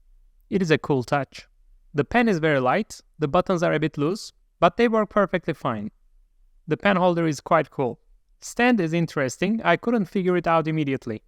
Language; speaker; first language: English; non-native, fluent; Turkish